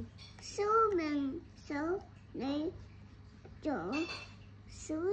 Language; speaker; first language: Chinese; non-native, local second language; Cantonese